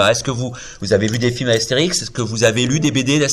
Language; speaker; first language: French; native; French